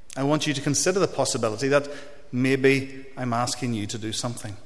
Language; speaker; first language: English; native; English